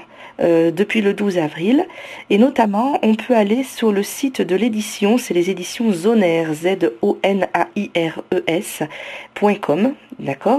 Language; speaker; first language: French; native; French